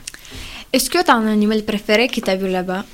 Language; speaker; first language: French; non-native, learner; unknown